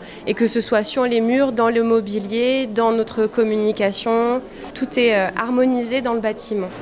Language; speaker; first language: French; native; French